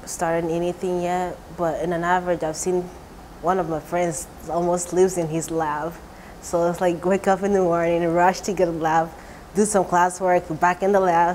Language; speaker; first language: English; non-native, local second language; Igbo